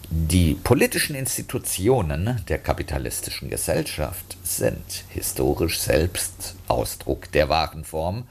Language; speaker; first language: German; native; German